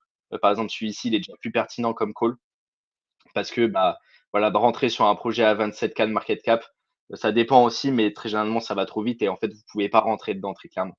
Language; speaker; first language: French; native; French